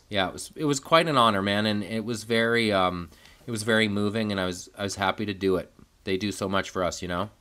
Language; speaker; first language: English; native; English